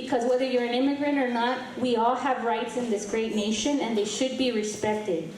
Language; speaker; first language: English; early bilingual, heritage; Spanish